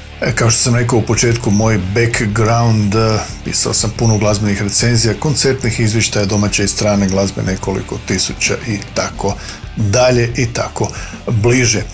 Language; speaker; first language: Croatian; native; Croatian